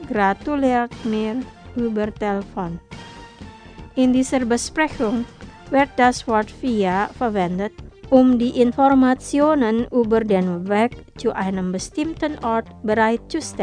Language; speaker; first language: German; non-native, fluent; Indonesian